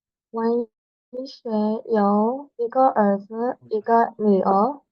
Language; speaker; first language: Chinese; non-native, learner; Burmese